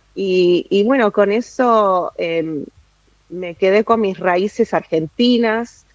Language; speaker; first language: Spanish; early bilingual, heritage; Spanish